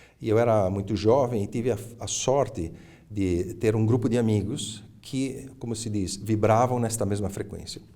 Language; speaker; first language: Portuguese; early bilingual, other home language; Italian